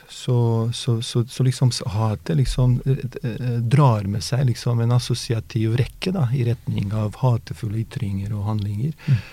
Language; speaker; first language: Norwegian; early bilingual, other home language; Bosnian